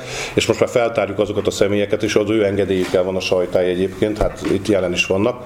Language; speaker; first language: Hungarian; native; Hungarian